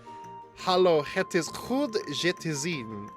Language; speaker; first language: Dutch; non-native, learner; English